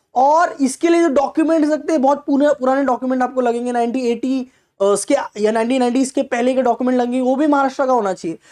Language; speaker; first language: Hindi; non-native, local second language; Marathi